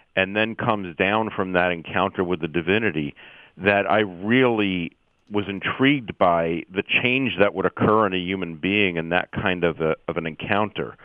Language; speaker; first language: English; native; English